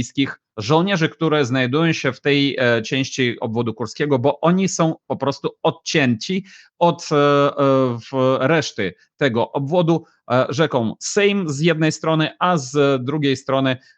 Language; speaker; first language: Polish; non-native, fluent; Ukrainian